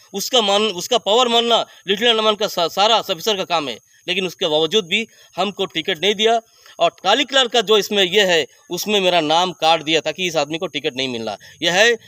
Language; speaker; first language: Hindi; non-native, local second language; Bangla